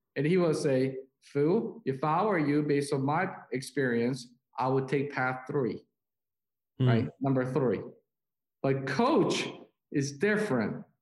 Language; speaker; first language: English; non-native, fluent; Korean